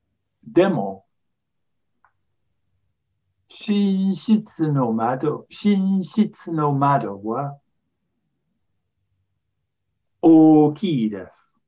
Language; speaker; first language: Japanese; non-native, learner; English